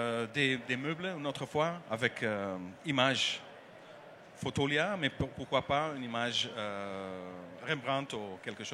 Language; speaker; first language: French; non-native, learner; Dutch